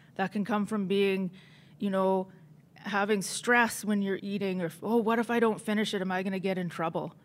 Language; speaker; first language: English; native; English